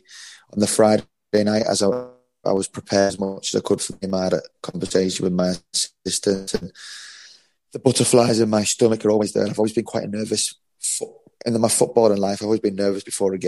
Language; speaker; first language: English; native; English